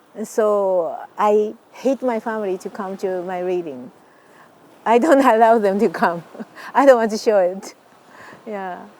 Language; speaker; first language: English; non-native, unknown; Japanese